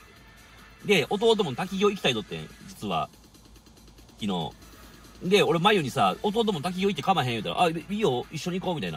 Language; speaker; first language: Japanese; native; Japanese